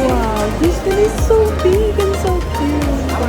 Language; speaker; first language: English; non-native, fluent; Filipino